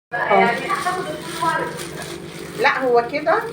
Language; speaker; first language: Arabic; native; Arabic